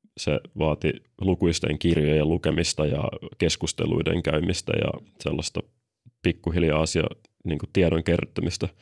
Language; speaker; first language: Finnish; native; Finnish